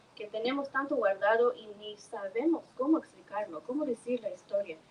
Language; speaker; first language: Spanish; early bilingual, heritage; Spanish